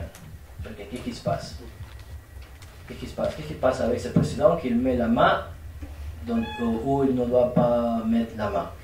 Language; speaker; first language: French; non-native, fluent; Spanish